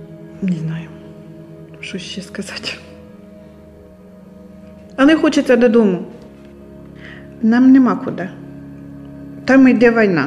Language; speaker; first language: Polish; non-native, learner; Ukrainian